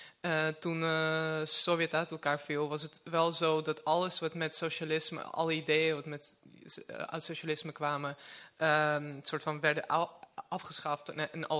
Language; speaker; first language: Dutch; non-native, fluent; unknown